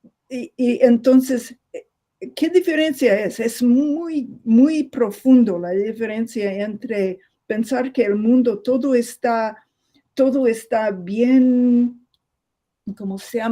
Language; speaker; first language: Spanish; non-native, fluent; English